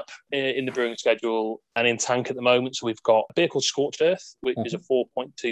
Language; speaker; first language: English; native; English